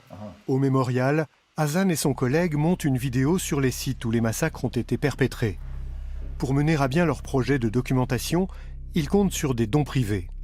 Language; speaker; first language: French; native; French